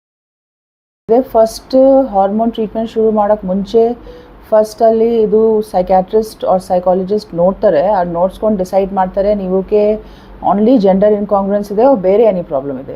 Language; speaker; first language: Kannada; non-native, learner; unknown